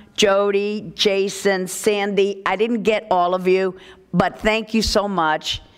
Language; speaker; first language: English; early bilingual, other home language; Spanish